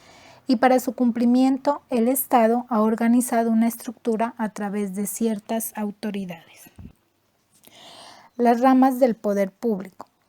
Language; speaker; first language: Spanish; native; Spanish